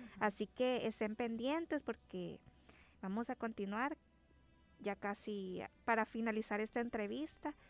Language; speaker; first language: Spanish; native; Spanish